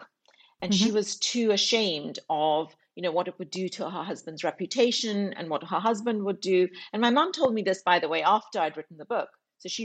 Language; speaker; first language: English; native; English